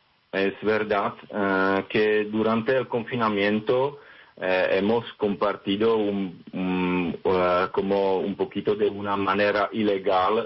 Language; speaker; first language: Spanish; non-native, fluent; Czech